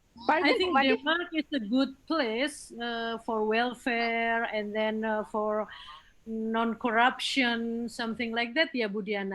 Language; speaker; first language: English; non-native, learner; Indonesian